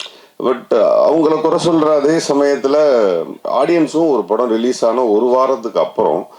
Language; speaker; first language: Tamil; native; Tamil